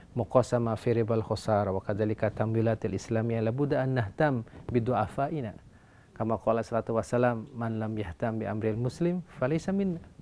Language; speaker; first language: Arabic; non-native, fluent; Indonesian